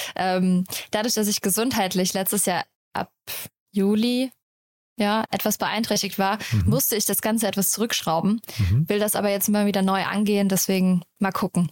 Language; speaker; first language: German; native; German